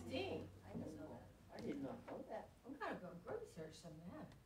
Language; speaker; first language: English; native; English